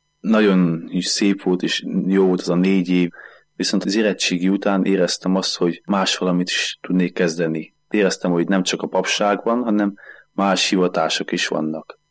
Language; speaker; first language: Hungarian; native; Hungarian